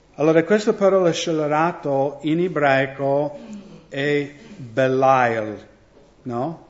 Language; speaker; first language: Italian; non-native, fluent; English